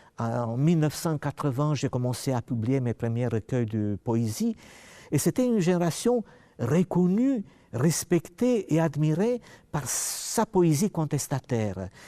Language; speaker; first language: French; non-native, fluent; Romanian